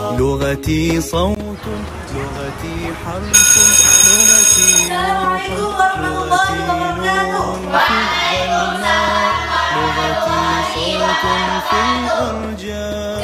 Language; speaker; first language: Arabic; non-native, learner; Indonesian